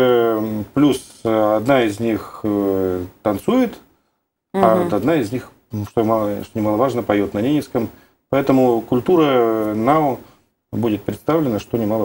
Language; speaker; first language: Russian; native; Russian